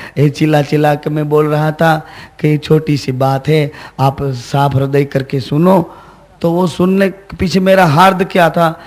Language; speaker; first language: Hindi; non-native, local second language; Gujarati